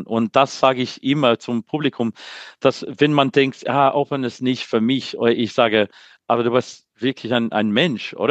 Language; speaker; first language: German; non-native, learner; English